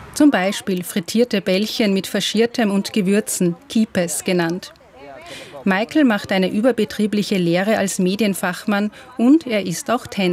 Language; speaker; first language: German; native; German